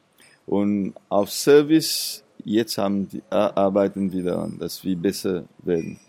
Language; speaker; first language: German; non-native, fluent; Seselwa Creole French